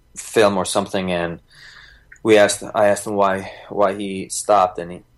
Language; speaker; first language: English; early bilingual, other home language; Bosnian